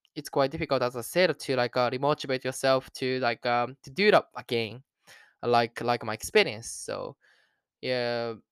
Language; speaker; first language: English; non-native, learner; Japanese